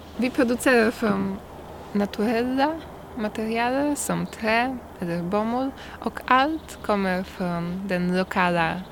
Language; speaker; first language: Swedish; non-native, learner; Polish